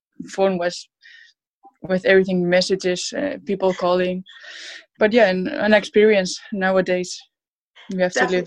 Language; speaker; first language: English; non-native, fluent; Spanish